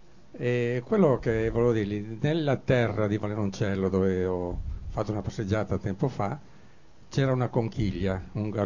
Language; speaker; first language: Italian; native; Italian